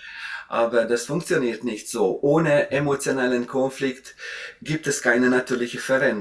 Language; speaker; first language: German; non-native, fluent; Hungarian